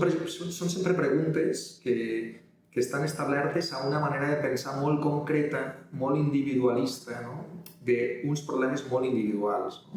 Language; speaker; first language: Catalan; native; Catalan